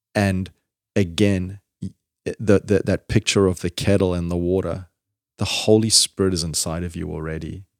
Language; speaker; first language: English; native; English